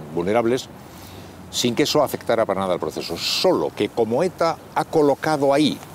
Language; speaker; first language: Spanish; native; Spanish